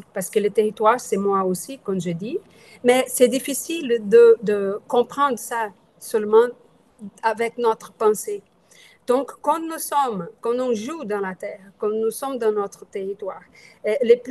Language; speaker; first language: French; non-native, fluent; Portuguese